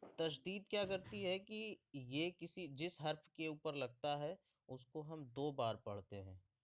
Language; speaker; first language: Hindi; native; Hindi